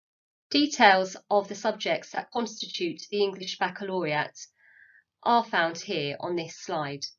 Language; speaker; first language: English; native; English